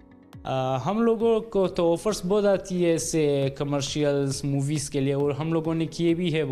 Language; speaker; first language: Hindi; non-native, local second language; Hazaragi